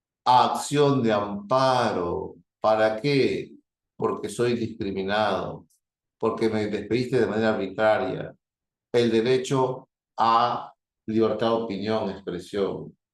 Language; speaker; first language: Spanish; native; Spanish